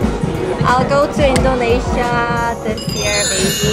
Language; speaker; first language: English; non-native, fluent; Korean